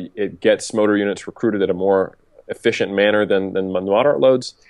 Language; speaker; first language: English; native; English